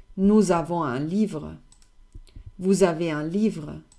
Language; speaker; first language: French; non-native, fluent; German